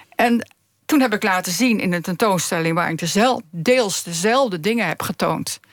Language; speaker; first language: Dutch; native; Dutch